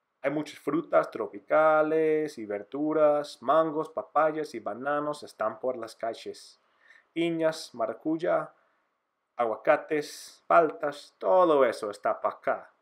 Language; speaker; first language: Spanish; non-native, fluent; English